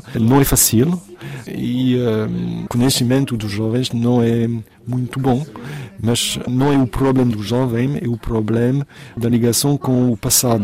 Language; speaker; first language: Portuguese; non-native, fluent; French